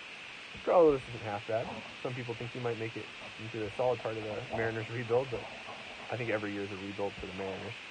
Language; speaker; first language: English; native; English